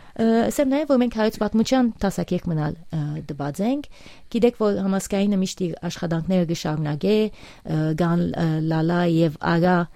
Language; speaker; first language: Armenian; early bilingual, heritage; Armenian